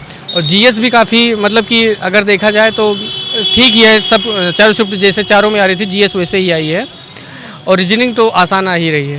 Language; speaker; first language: Hindi; native; Hindi